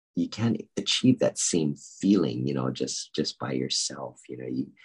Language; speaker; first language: English; native; English